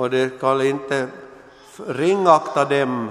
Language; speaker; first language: Swedish; non-native, local second language; Finnish